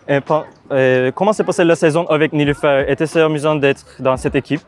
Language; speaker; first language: French; non-native, learner; Turkish